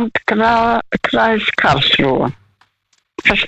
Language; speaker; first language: German; non-native, fluent; Russian